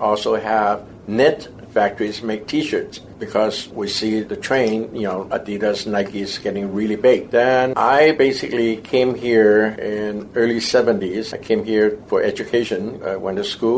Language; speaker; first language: English; non-native, local second language; Cantonese